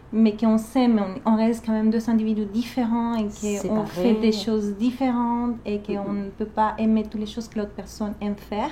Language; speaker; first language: French; non-native, fluent; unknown